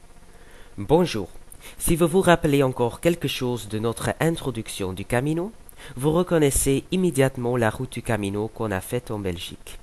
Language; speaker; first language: French; non-native, fluent; Dutch